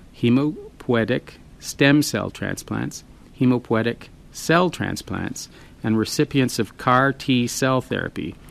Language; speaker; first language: English; native; English